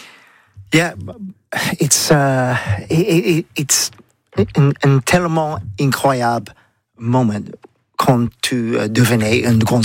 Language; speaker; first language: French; non-native, learner; English